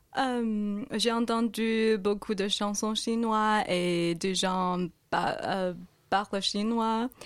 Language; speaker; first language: French; non-native, learner; Chinese